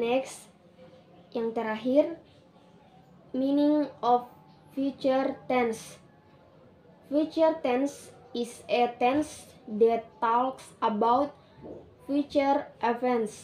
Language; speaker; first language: English; non-native, learner; Indonesian